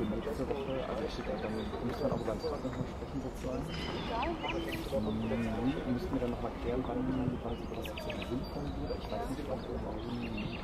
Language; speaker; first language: German; native; German